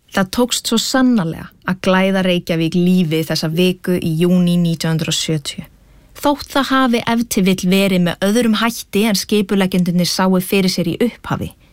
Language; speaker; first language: Icelandic; native; Icelandic